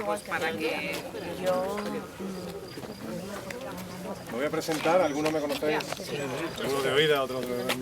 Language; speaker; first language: Spanish; native; Spanish